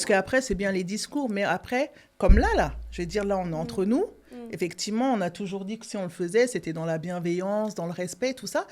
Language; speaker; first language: French; native; French